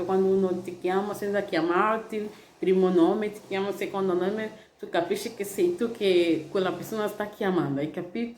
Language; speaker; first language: Italian; non-native, learner; Igbo